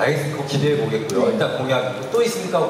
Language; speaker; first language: Korean; native; Korean